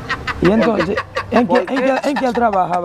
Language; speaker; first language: Spanish; non-native, learner; Haitian Creole